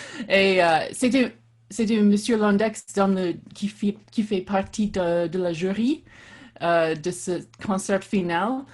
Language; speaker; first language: French; non-native, learner; English